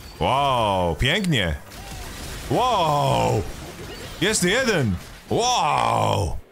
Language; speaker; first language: Polish; non-native, learner; Swedish